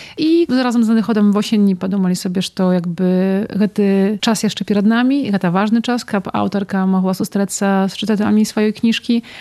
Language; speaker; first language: Belarusian; native; Belarusian